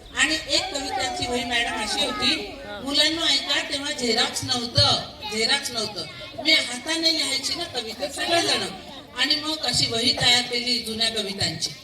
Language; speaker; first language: Marathi; non-native, local second language; Marwari